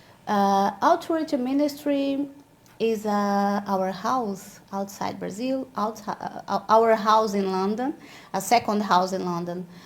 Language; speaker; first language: English; non-native, learner; Portuguese